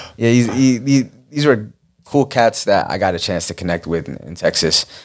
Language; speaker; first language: English; native; English